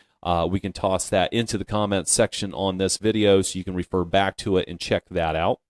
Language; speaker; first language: English; native; English